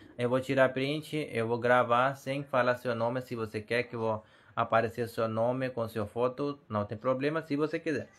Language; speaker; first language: Portuguese; non-native, learner; Hindi